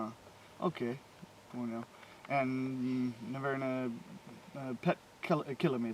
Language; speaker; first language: Russian; non-native, learner; English